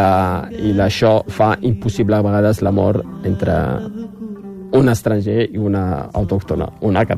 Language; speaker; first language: Catalan; non-native, fluent; Riffian